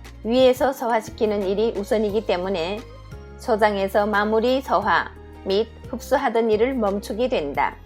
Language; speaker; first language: Korean; native; Korean